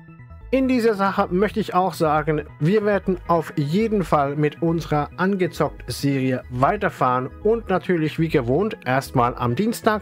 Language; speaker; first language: German; native; German